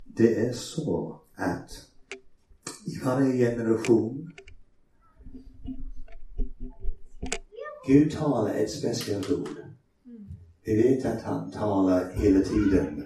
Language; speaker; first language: Swedish; non-native, fluent; English